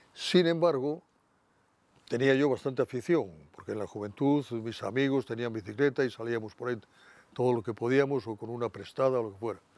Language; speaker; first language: Spanish; native; Spanish